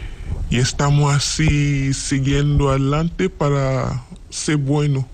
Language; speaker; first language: Spanish; non-native, learner; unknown